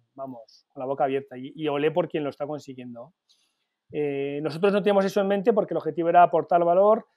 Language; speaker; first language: Spanish; early bilingual, heritage; Spanish